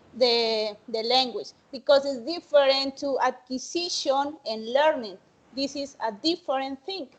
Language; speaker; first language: English; non-native, learner; Spanish